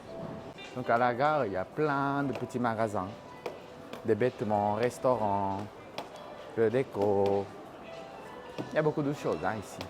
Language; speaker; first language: French; non-native, fluent; Japanese